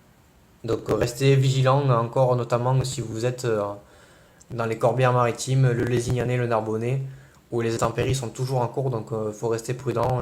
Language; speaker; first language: French; native; French